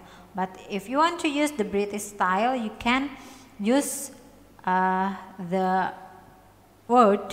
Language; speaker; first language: English; non-native, learner; Indonesian